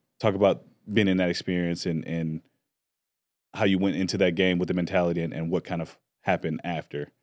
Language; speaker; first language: English; native; English